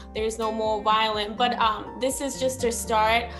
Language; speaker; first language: English; non-native, local second language; Sinhala